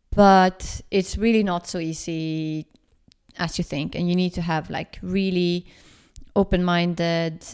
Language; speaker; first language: English; non-native, fluent; Swedish